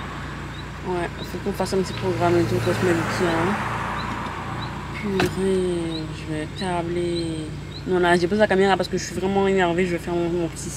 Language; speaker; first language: French; native; French